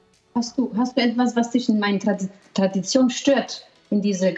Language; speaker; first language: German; non-native, learner; Albanian